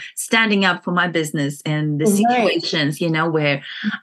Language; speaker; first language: English; non-native, fluent; Kazakh